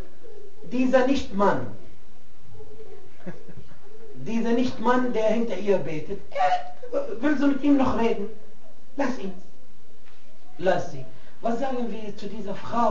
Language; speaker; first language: German; non-native, fluent; Arabic